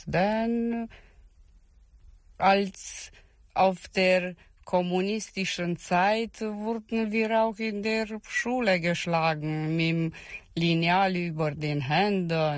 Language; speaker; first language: German; non-native, learner; Romanian